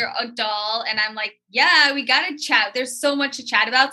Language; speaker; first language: English; native; English